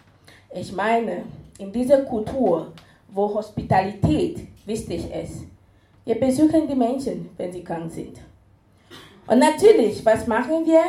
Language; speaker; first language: German; non-native, fluent; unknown